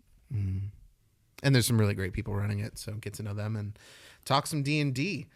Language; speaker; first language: English; native; English